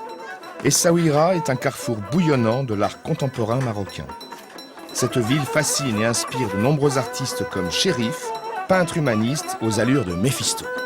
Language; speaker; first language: French; native; French